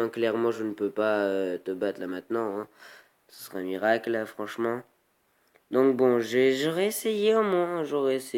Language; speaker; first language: French; native; French